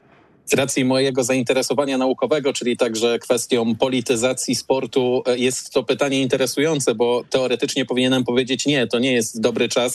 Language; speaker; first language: Polish; native; Polish